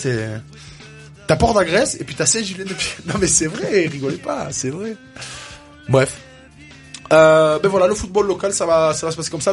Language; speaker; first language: French; native; French